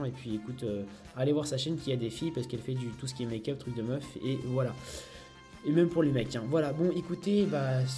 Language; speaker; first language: French; native; French